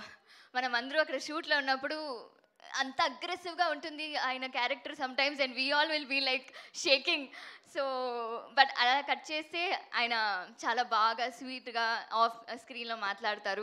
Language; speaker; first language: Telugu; non-native, fluent; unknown